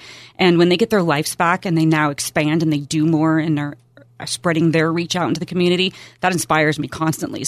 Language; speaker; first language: English; native; English